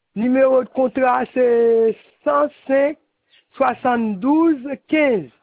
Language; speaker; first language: French; non-native, local second language; Haitian Creole